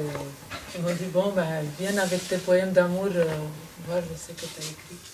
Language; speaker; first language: French; non-native, fluent; Romanian